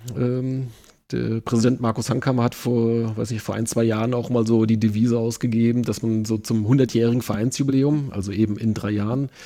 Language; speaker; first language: German; native; German